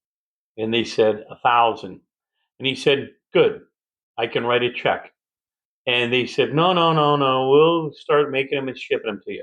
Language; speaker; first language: English; native; English